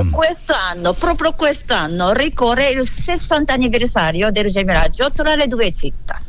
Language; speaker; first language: Italian; non-native, learner; Japanese